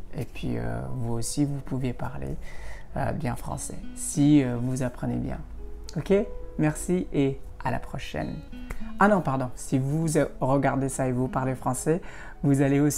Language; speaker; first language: French; non-native, fluent; Indonesian